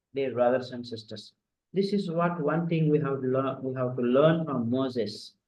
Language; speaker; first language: English; non-native, local second language; Telugu